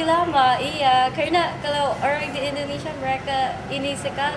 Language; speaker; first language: Indonesian; non-native, learner; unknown